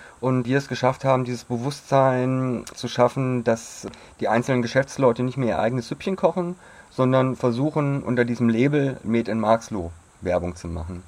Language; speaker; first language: German; native; German